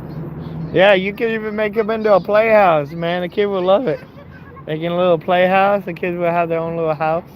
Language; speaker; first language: English; native; English